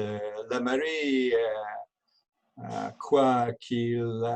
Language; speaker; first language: French; non-native, learner; English